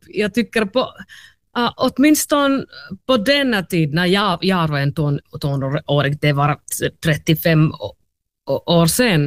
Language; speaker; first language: Swedish; non-native, learner; Finnish